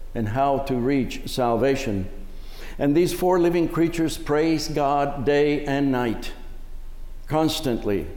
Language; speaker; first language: English; early bilingual, other home language; Spanish